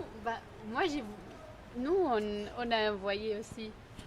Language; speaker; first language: French; non-native, fluent; Spanish